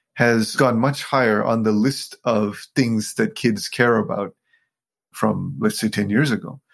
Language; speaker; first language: English; non-native, local second language; Sinhala